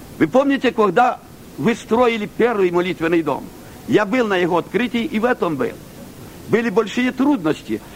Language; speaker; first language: Russian; non-native, local second language; Ukrainian